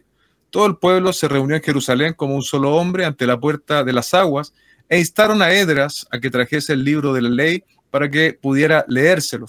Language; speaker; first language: Spanish; native; Spanish